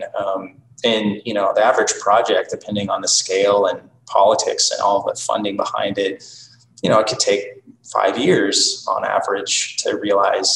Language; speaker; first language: English; native; English